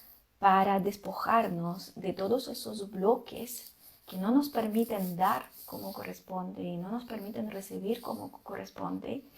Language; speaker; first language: Spanish; non-native, fluent; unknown